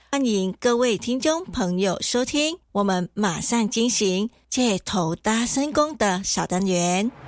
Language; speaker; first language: Chinese; native; Chinese